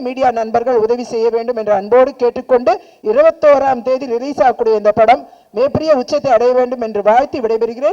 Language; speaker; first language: Tamil; native; Tamil